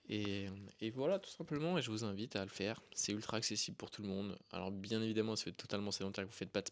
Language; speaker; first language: French; native; French